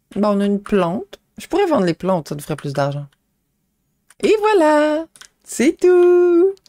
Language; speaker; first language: French; native; French